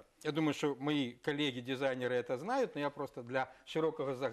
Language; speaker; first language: Russian; native; Russian